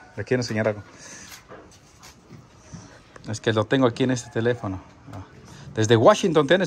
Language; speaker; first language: Spanish; native; Spanish